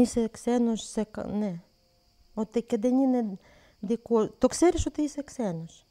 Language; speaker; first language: Greek; non-native, learner; Ukrainian